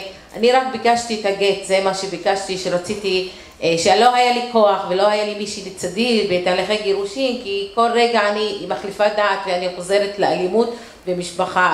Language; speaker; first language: Hebrew; non-native, local second language; Arabic